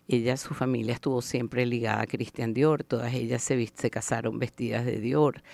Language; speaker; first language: Spanish; native; Spanish